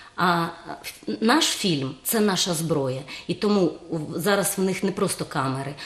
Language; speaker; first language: Ukrainian; native; Ukrainian